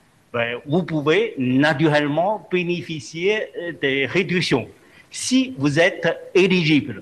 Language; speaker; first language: French; non-native, fluent; Chinese